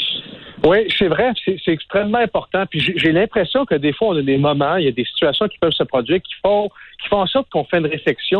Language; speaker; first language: French; native; French